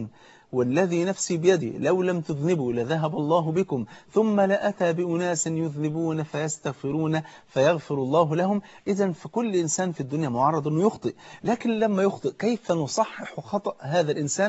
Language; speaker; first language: Arabic; native; Arabic